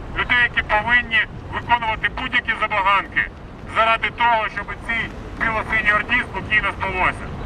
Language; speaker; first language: Ukrainian; native; Ukrainian